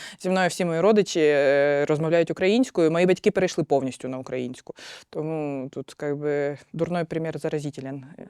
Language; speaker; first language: Ukrainian; non-native, local second language; Russian